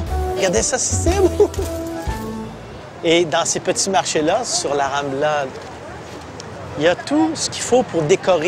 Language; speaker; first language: French; native; French